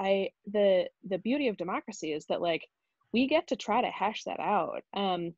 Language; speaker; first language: English; native; English